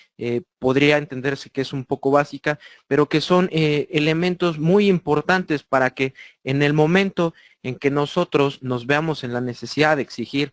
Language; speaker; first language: Spanish; native; Spanish